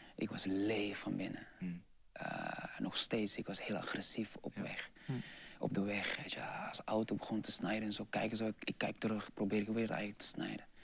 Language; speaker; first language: Dutch; non-native, fluent; Indonesian